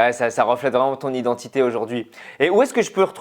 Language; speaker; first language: French; native; French